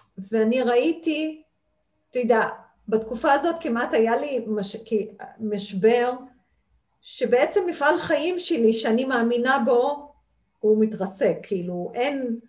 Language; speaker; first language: Hebrew; non-native, local second language; Arabic